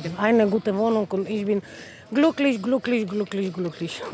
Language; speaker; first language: German; non-native, learner; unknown